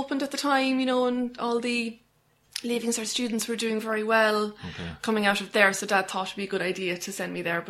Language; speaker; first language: English; native; English